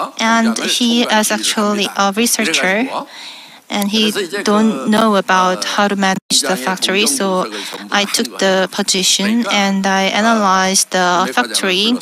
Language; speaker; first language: English; non-native, fluent; Korean